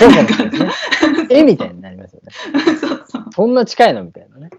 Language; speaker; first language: Japanese; native; Japanese